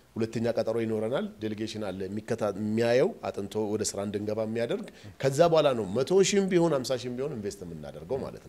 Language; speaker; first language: Amharic; non-native, local second language; Oromo